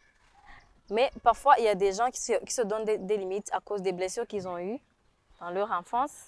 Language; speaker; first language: French; non-native, local second language; Rundi